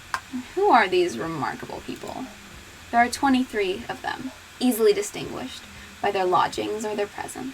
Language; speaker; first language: English; native; English